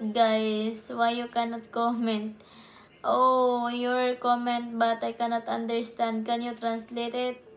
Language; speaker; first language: English; non-native, local second language; Cebuano